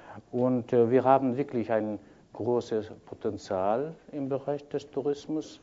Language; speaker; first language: German; non-native, fluent; Kyrgyz